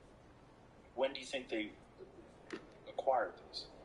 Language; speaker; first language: English; native; English